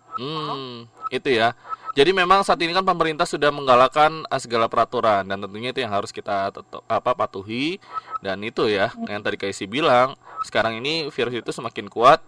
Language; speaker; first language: Indonesian; native; Indonesian